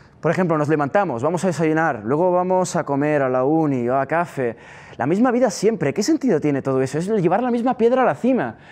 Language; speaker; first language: Spanish; non-native, fluent; Italian